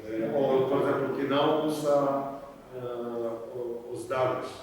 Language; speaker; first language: Portuguese; non-native, fluent; Polish